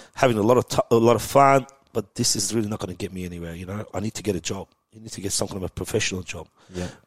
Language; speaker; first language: English; early bilingual, other home language; Persian